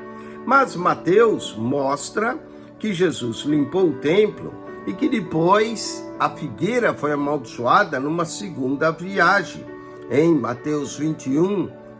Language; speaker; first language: Portuguese; native; Portuguese